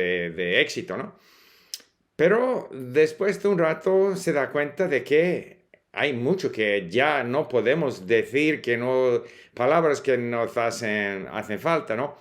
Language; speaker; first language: Spanish; non-native, fluent; English